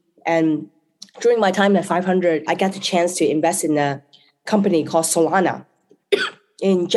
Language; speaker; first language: English; non-native, local second language; Cantonese